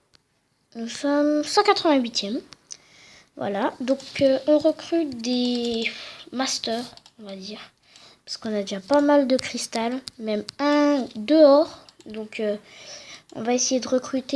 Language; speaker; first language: French; native; French